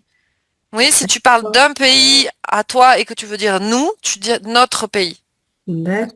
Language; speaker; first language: French; native; French